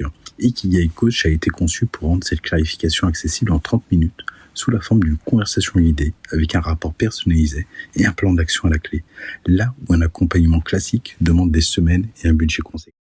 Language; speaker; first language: French; native; French